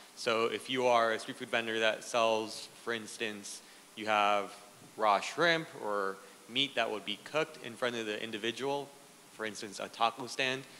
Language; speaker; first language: English; early bilingual, other home language; Spanish